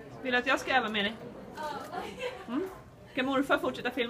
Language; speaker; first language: Swedish; native; Swedish